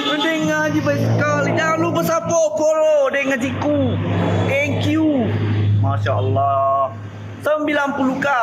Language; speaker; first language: Indonesian; non-native, local second language; Buginese